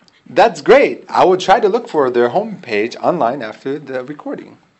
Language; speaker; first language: English; native; English